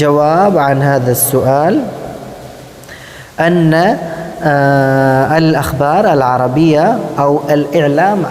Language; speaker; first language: Arabic; non-native, fluent; Urdu